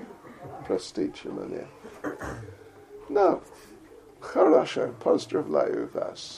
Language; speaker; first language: Russian; non-native, learner; English